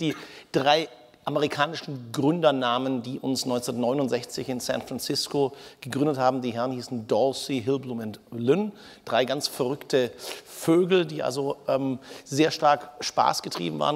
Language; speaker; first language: German; native; German